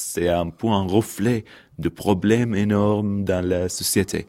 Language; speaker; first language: French; non-native, fluent; Arabic